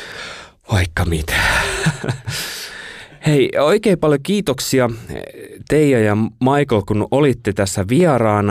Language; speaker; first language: Finnish; native; Finnish